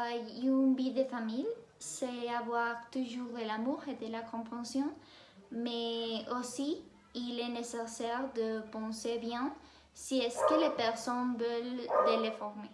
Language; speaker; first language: French; non-native, learner; Spanish